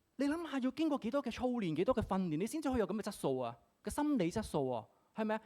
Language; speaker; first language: Cantonese; native; Cantonese